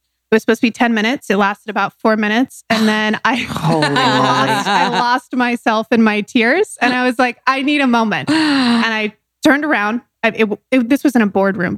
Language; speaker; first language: English; native; English